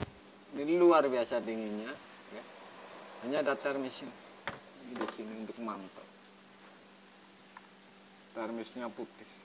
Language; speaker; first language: Indonesian; native; Indonesian